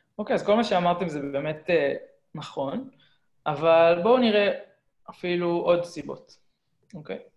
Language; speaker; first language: Hebrew; native; Hebrew